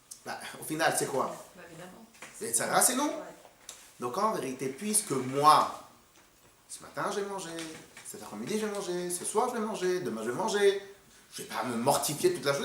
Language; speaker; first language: French; native; French